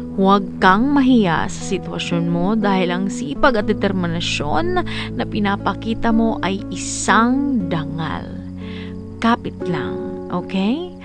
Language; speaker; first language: Filipino; non-native, local second language; Waray